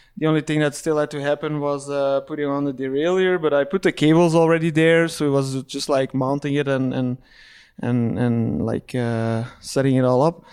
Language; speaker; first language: English; non-native, fluent; Dutch